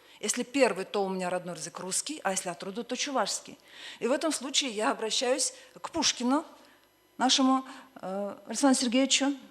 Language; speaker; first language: Russian; native; Russian